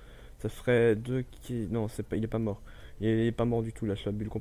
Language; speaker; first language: French; native; French